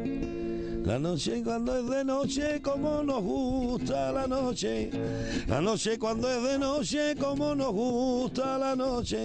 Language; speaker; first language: Spanish; native; Spanish